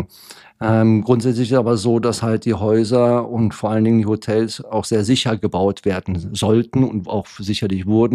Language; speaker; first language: German; native; German